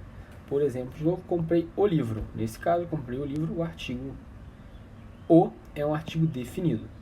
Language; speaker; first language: Portuguese; native; Portuguese